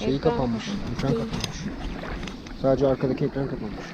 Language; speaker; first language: Turkish; native; Turkish